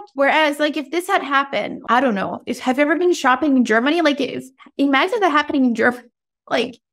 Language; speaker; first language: English; non-native, fluent; Portuguese